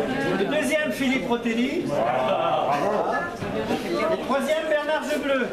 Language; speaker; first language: French; native; French